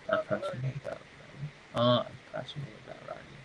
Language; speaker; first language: English; non-native, learner; Japanese